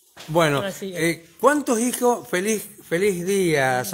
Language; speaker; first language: Spanish; native; Spanish